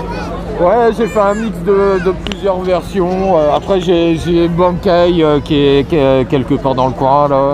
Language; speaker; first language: French; native; French